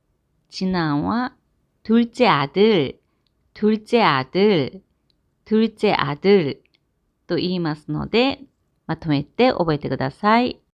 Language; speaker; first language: Japanese; non-native, fluent; Korean